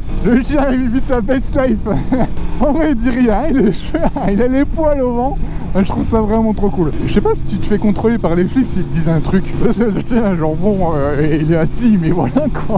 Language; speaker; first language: French; native; French